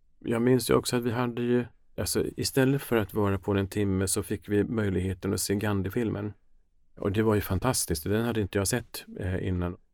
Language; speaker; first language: Swedish; early bilingual, other home language; Finnish